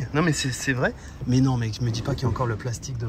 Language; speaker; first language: French; native; French